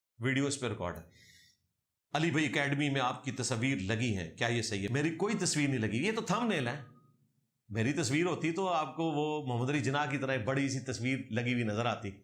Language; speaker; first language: Urdu; non-native, local second language; Punjabi